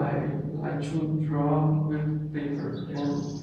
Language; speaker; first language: English; non-native, learner; Portuguese